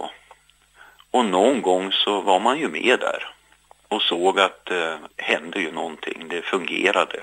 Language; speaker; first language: Swedish; native; Swedish